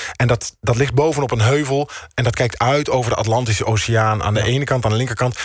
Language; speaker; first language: Dutch; native; Dutch